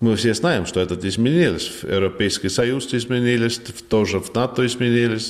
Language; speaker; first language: Russian; non-native, learner; Estonian